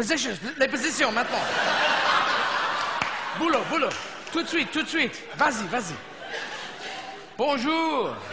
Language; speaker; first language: French; non-native, fluent; English